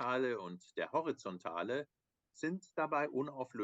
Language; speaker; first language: German; native; German